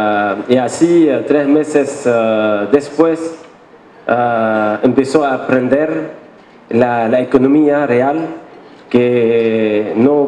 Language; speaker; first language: Spanish; non-native, fluent; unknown